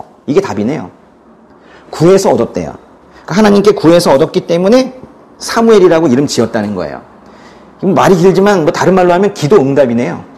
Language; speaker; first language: Korean; native; Korean